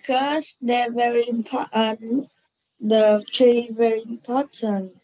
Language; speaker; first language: English; non-native, learner; Vietnamese